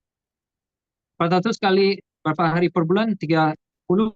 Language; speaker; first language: Indonesian; non-native, learner; Portuguese